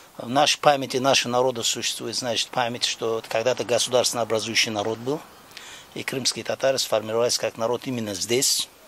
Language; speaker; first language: Russian; non-native, local second language; Crimean Tatar